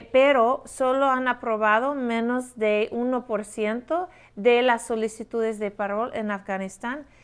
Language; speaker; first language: Spanish; non-native, fluent; English